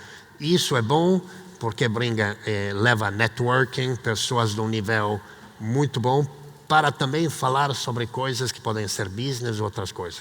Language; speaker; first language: Portuguese; non-native, fluent; Italian